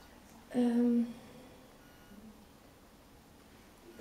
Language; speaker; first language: French; non-native, learner; Hungarian